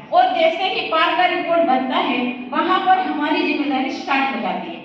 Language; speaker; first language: Hindi; non-native, local second language; Telugu